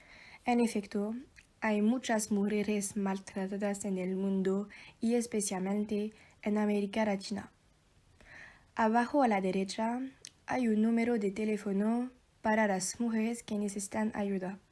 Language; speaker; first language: Spanish; non-native, learner; French